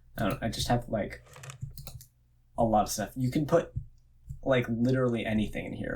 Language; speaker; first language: English; native; English